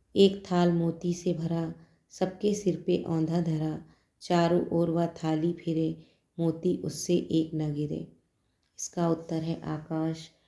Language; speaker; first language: Hindi; native; Hindi